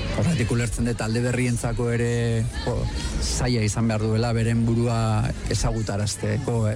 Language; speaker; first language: Basque; native; Basque